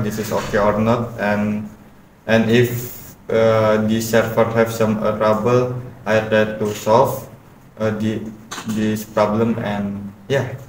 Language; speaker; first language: English; non-native, learner; Indonesian